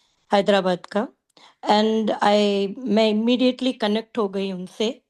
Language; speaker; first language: Hindi; non-native, local second language; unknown